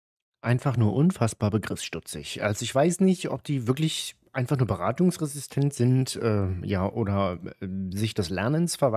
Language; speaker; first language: German; native; German